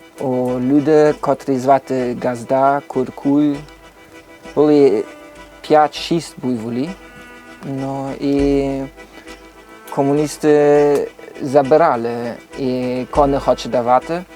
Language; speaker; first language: Ukrainian; non-native, learner; German